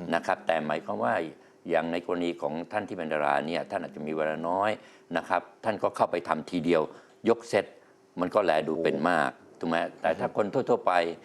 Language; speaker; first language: Thai; native; Thai